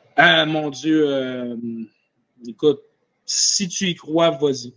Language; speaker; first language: French; native; French